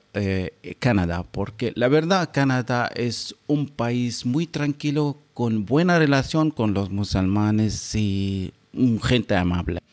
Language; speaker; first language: Spanish; non-native, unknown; Arabic